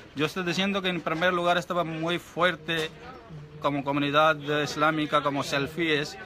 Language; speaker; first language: Spanish; non-native, learner; Urdu